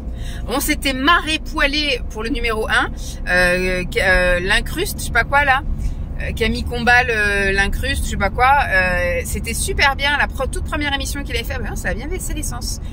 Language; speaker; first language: French; native; French